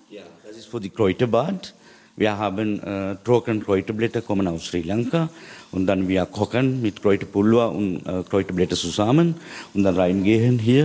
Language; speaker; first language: German; non-native, learner; Sinhala